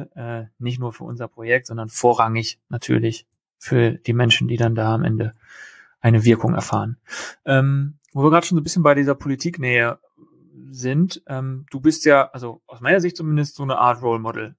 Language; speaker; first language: German; native; German